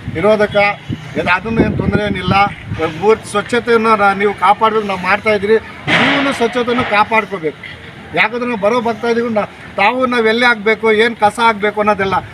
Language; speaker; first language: Kannada; non-native, local second language; Urdu